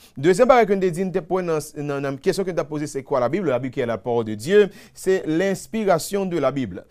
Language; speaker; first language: French; non-native, local second language; Haitian Creole